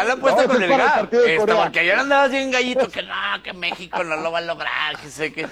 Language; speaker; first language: Spanish; native; Spanish